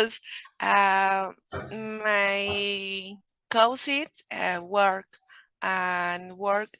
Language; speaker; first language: English; non-native, learner; Spanish